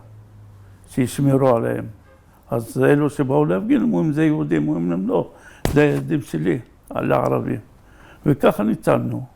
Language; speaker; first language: Hebrew; native; Hebrew